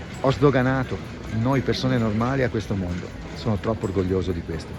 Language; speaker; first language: Italian; native; Italian